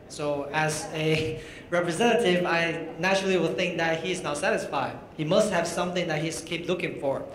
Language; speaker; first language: English; non-native, fluent; Chinese